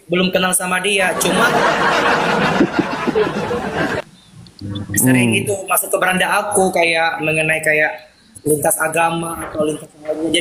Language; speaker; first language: Indonesian; native; Indonesian